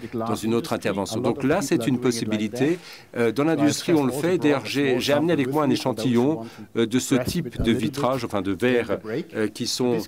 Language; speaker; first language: French; non-native, fluent; German